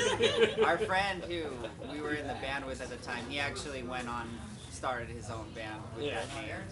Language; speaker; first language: English; native; English